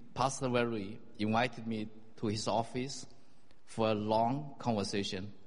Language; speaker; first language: English; non-native, fluent; Chinese